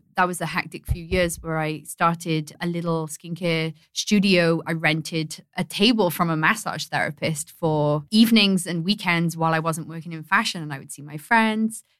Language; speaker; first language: English; native; English